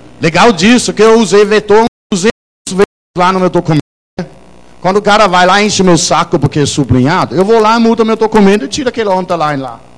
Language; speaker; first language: Portuguese; non-native, fluent; Danish